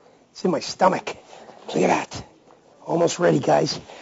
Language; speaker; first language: English; native; English